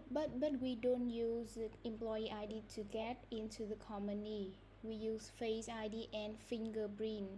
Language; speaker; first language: English; non-native, learner; Vietnamese